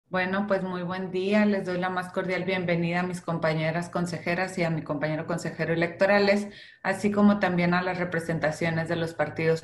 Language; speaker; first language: Spanish; native; Spanish